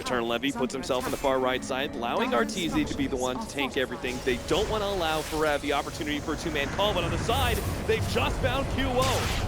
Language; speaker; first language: English; native; English